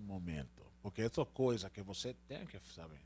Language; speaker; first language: Portuguese; non-native, learner; Spanish